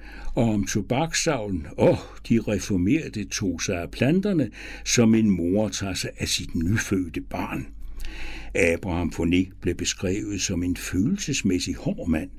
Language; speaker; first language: Danish; native; Danish